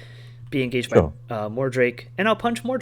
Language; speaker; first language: English; native; English